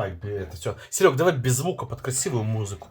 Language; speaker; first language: Russian; native; Russian